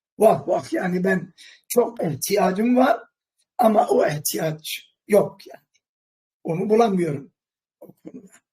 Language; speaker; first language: Turkish; non-native, local second language; Kurdish